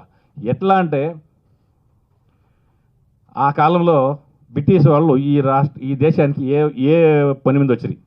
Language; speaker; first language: Telugu; native; Telugu